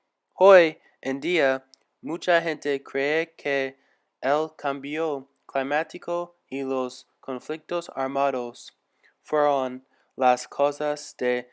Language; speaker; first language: Spanish; non-native, learner; English